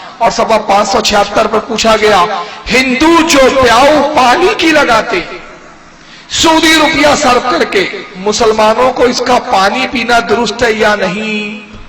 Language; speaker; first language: Urdu; native; Urdu